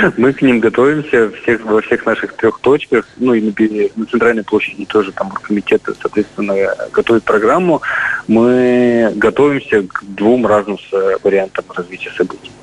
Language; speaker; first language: Russian; native; Russian